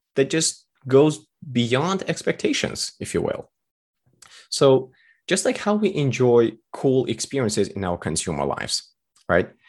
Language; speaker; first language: English; early bilingual, other home language; Tajik